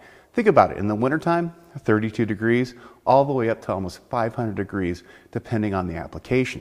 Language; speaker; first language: English; native; English